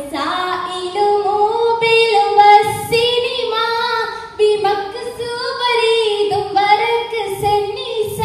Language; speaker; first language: Arabic; non-native, learner; Malayalam